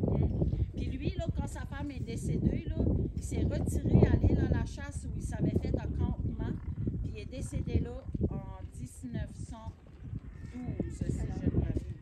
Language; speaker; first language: French; native; French